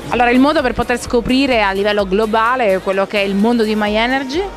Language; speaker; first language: Italian; native; Italian